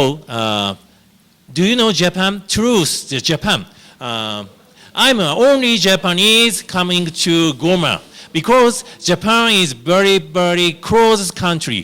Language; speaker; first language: English; non-native, learner; Japanese